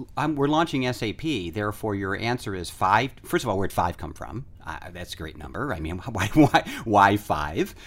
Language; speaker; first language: English; native; English